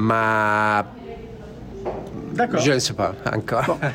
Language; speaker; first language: French; non-native, learner; Italian